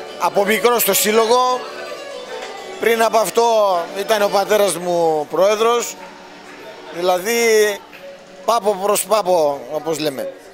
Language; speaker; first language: Greek; early bilingual, heritage; Greek